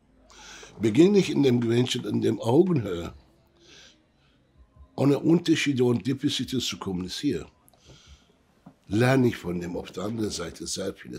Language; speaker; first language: German; early bilingual, other home language; Turkish